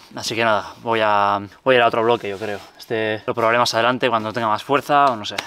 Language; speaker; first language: Spanish; native; Spanish